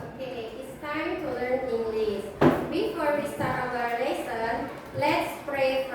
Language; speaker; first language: English; non-native, learner; Indonesian